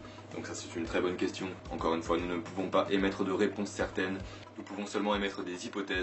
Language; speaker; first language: French; native; French